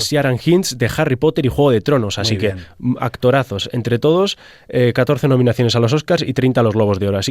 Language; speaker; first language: Spanish; native; Spanish